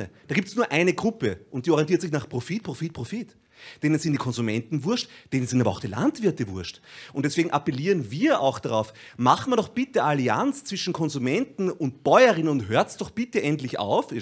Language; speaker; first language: German; native; German